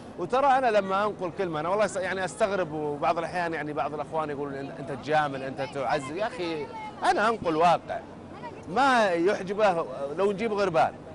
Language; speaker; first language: Arabic; native; Arabic